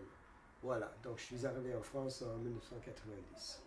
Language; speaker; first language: French; non-native, fluent; English